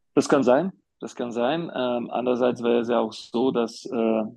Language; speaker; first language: German; non-native, fluent; Slovak